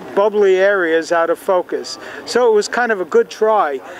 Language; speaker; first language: English; native; English